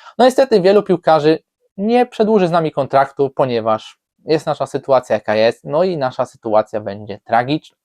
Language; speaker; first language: Polish; native; Polish